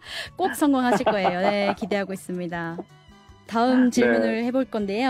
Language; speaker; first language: Korean; native; Korean